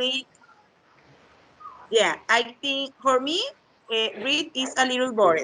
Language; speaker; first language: English; non-native, learner; Spanish